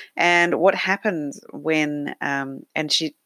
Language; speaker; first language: English; native; English